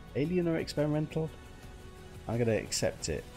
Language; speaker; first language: English; native; English